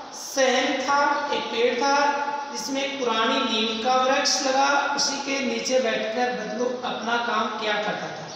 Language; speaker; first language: Hindi; native; Hindi